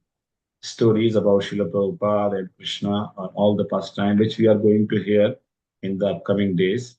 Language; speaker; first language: English; non-native, local second language; Hindi